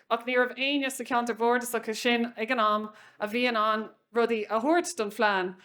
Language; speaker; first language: Irish; non-native, local second language; English